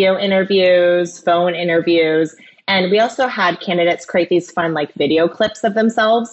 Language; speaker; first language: English; native; English